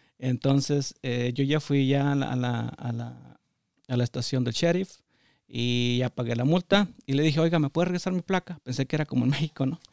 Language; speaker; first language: Spanish; native; Spanish